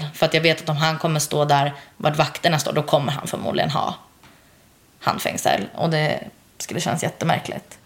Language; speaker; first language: Swedish; native; Swedish